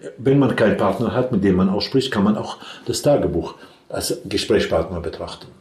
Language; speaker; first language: German; non-native, fluent; Arabic